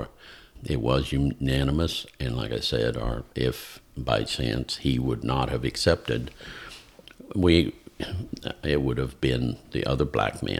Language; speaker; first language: English; native; English